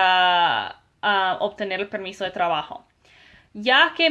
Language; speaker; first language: Spanish; non-native, fluent; English